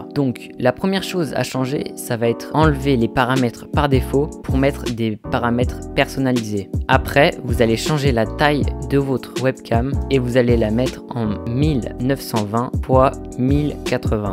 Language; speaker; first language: French; native; French